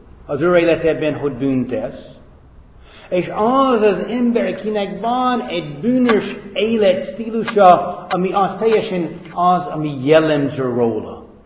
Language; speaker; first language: Hungarian; non-native, fluent; English